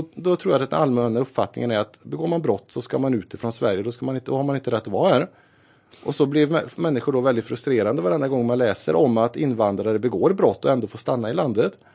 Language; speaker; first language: Swedish; native; Swedish